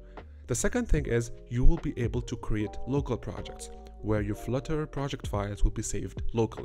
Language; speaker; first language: English; non-native, fluent; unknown